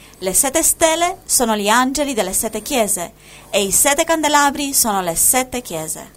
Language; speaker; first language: Italian; non-native, fluent; Spanish